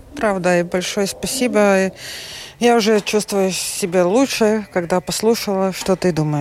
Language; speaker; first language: Russian; non-native, local second language; Latvian